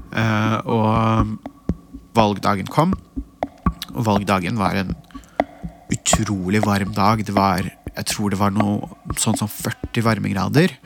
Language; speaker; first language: Norwegian; early bilingual, other home language; Central Kurdish